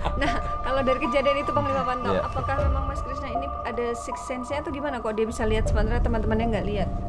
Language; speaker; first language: Indonesian; native; Indonesian